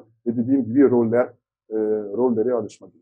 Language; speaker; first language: Turkish; non-native, fluent; French